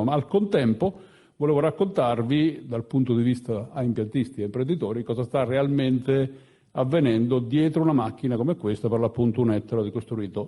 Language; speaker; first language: Italian; native; Italian